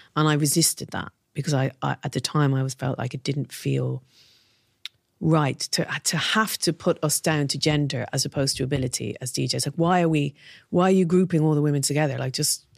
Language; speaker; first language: English; native; English